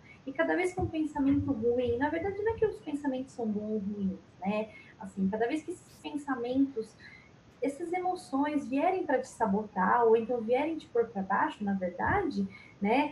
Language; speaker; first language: Portuguese; native; Portuguese